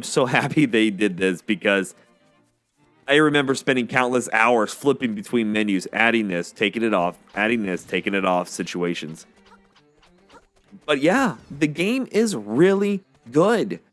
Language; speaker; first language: English; native; English